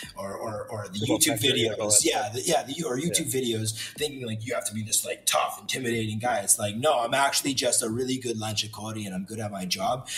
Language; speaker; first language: English; native; English